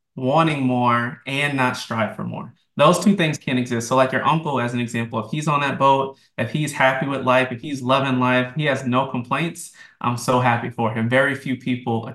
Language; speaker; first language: English; native; English